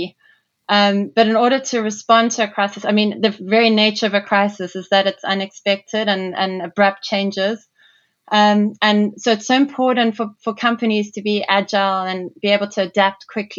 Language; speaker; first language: English; native; English